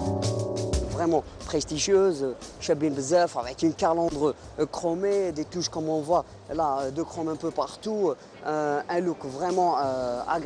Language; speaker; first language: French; non-native, local second language; Arabic